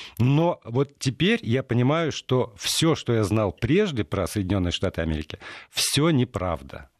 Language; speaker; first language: Russian; native; Russian